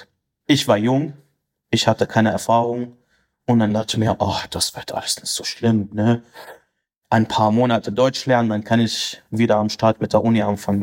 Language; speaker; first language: German; non-native, fluent; Arabic